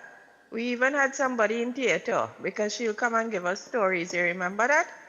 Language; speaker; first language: English; native; English